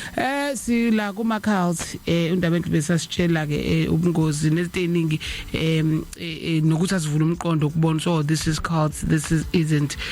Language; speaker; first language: Zulu; native; Zulu